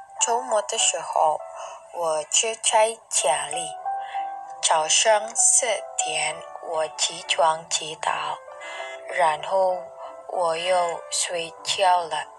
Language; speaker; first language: Chinese; non-native, learner; Indonesian